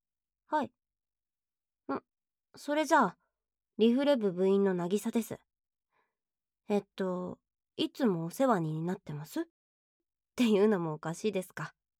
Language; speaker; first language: Japanese; native; Japanese